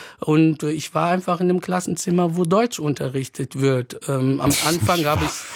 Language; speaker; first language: German; non-native, fluent; Arabic